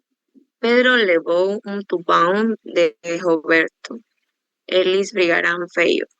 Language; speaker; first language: Portuguese; non-native, learner; Spanish